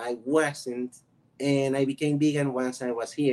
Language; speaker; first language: English; non-native, fluent; Spanish